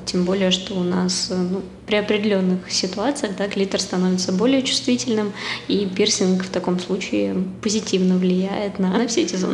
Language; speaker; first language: Russian; native; Russian